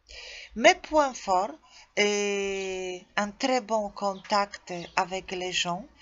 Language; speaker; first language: French; non-native, fluent; Polish